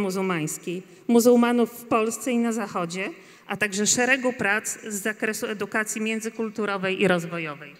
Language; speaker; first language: Polish; native; Polish